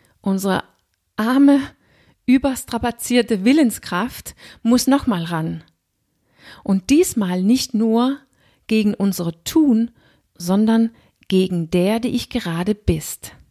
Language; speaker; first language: German; non-native, fluent; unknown